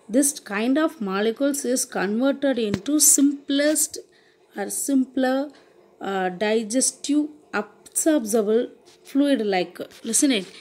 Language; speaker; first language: English; non-native, local second language; Tamil